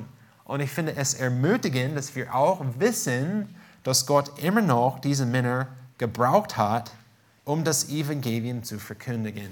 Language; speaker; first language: German; non-native, fluent; English